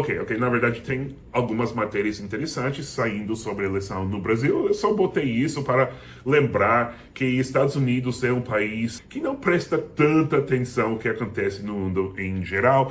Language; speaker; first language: Portuguese; non-native, fluent; English